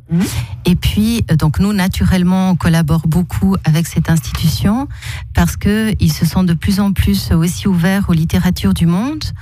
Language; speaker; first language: French; early bilingual, other home language; Portuguese